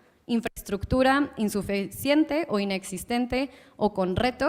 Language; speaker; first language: Spanish; native; Spanish